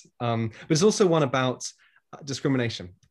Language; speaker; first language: English; native; English